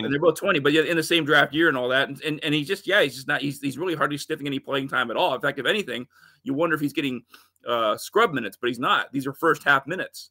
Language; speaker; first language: English; native; English